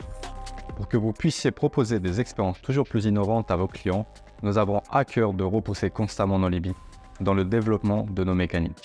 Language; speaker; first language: French; native; French